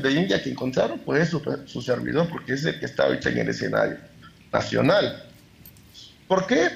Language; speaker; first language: Spanish; native; Spanish